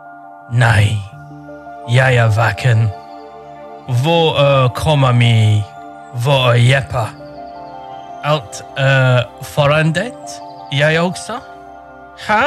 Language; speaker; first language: Norwegian; non-native, learner; English